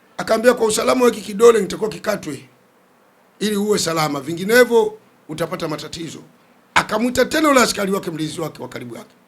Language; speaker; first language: Swahili; native; Swahili